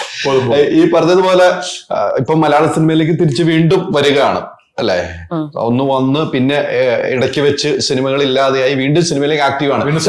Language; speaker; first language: Malayalam; native; Malayalam